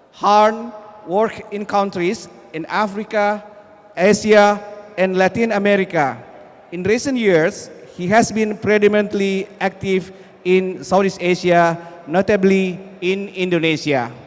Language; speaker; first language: English; non-native, fluent; Indonesian